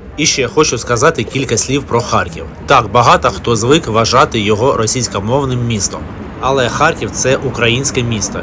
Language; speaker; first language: Ukrainian; non-native, local second language; Russian